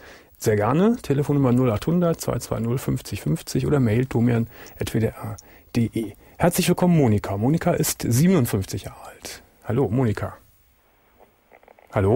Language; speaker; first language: German; native; German